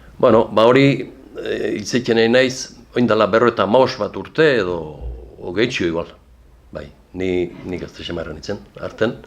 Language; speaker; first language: Basque; native; Basque